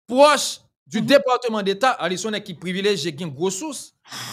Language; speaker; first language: French; non-native, local second language; Haitian Creole